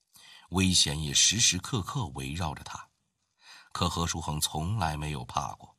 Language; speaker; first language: Chinese; native; Chinese